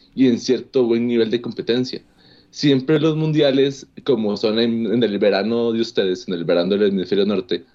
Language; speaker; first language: Spanish; native; Spanish